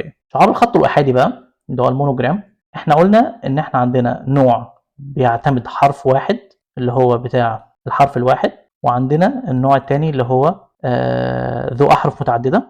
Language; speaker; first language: Arabic; native; Arabic